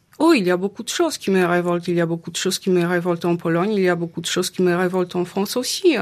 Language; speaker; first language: French; non-native, fluent; Polish